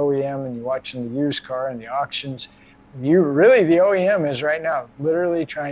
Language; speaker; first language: English; native; English